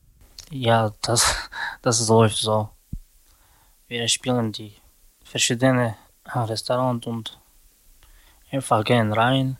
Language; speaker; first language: German; non-native, learner; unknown